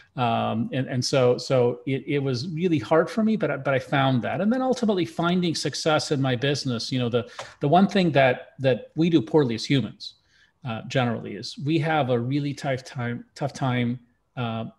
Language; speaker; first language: English; early bilingual, other home language; Russian